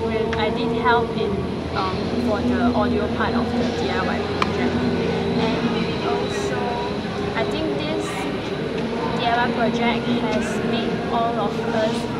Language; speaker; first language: English; non-native, local second language; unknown